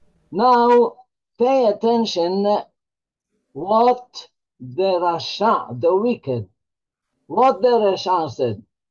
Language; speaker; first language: English; non-native, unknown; Hebrew